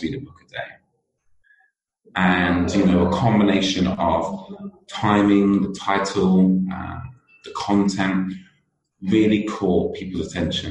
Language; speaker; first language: English; native; English